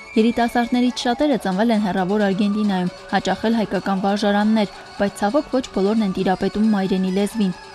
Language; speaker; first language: Armenian; native; Armenian